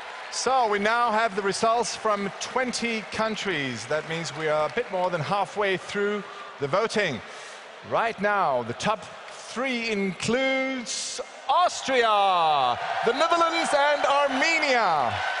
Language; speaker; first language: English; non-native, fluent; Danish